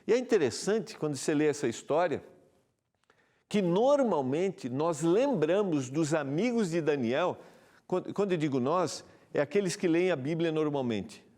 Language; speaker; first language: Portuguese; native; Portuguese